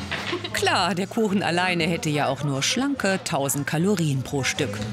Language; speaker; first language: German; native; German